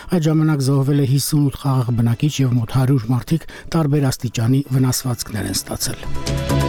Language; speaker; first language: Armenian; native; Armenian